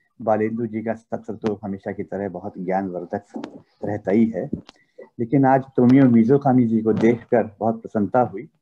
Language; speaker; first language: Hindi; native; Hindi